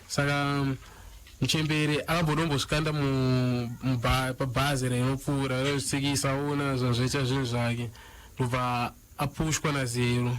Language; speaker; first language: Shona; native; Shona